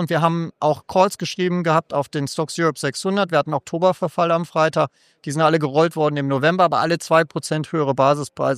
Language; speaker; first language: German; native; German